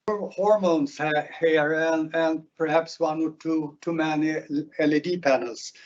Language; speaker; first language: English; non-native, fluent; Swedish